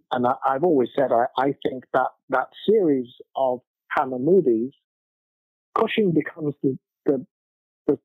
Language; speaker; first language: English; native; English